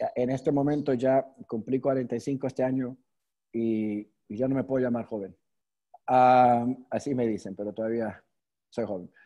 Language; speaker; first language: Spanish; early bilingual, heritage; Spanish